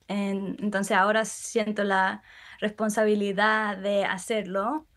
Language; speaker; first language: Spanish; early bilingual, heritage; English